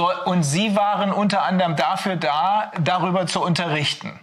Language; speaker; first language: German; native; German